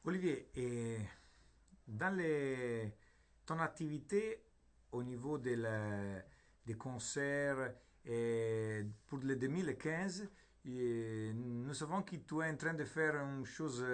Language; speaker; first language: French; non-native, learner; Italian